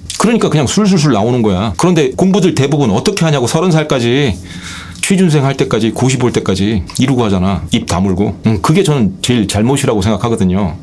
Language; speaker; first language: Korean; native; Korean